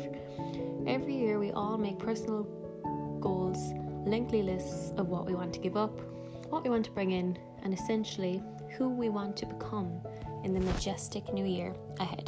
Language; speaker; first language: English; native; English